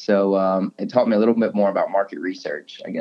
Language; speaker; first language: English; native; English